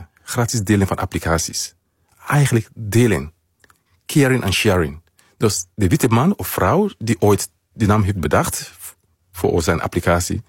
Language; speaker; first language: Dutch; non-native, fluent; Mandingo